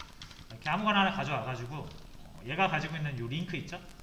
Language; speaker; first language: Korean; native; Korean